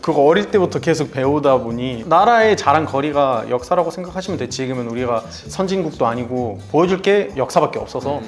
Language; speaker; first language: Korean; non-native, fluent; Arabic